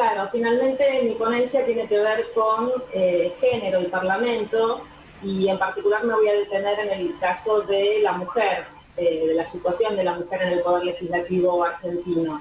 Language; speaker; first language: Spanish; native; Spanish